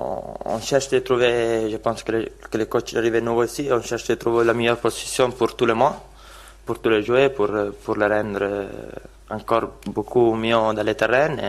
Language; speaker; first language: French; non-native, fluent; Italian